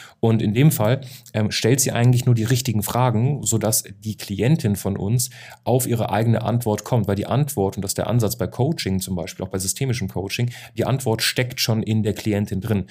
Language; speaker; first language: German; native; German